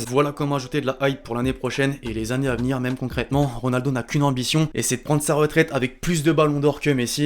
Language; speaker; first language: French; native; French